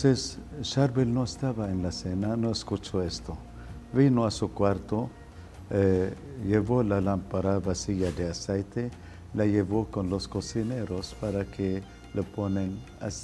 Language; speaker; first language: Spanish; non-native, fluent; Arabic